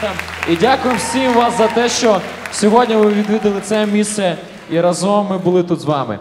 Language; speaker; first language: Ukrainian; native; Ukrainian